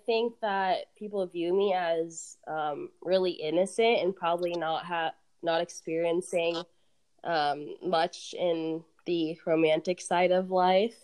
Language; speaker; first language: English; native; English